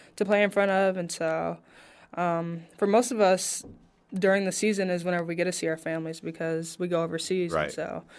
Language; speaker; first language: English; native; English